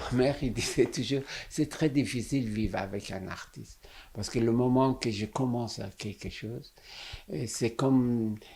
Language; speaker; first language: French; non-native, fluent; Persian